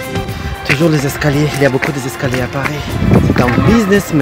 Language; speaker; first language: French; non-native, fluent; Russian